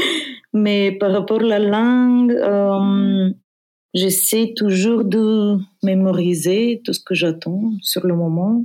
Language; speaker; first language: French; non-native, fluent; Bulgarian